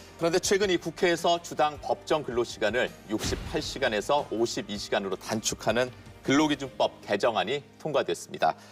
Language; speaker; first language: Korean; native; Korean